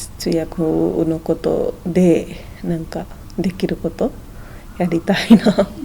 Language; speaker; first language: Japanese; non-native, fluent; Nepali